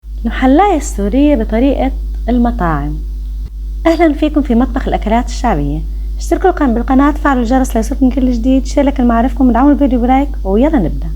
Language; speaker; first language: Arabic; native; Arabic